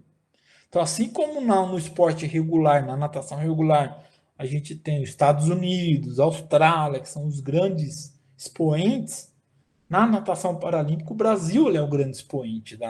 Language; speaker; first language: Portuguese; native; Portuguese